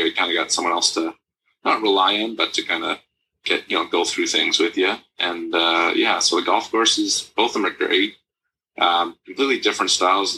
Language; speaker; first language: English; native; English